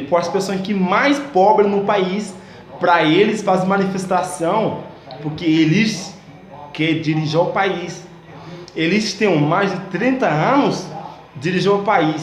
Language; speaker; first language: Portuguese; non-native, learner; Haitian Creole